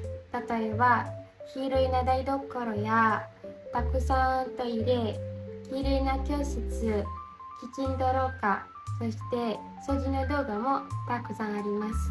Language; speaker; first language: Japanese; non-native, learner; Indonesian